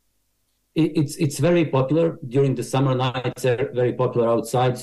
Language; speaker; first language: English; non-native, fluent; Bosnian